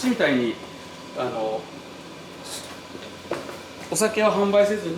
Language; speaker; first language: Japanese; native; Japanese